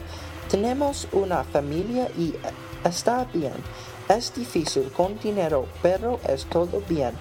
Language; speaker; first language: Spanish; non-native, learner; English